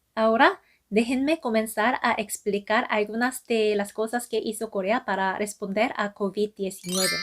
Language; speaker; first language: Spanish; non-native, fluent; Korean